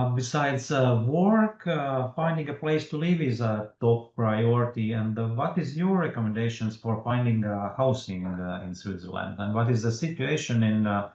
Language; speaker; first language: English; non-native, fluent; Latvian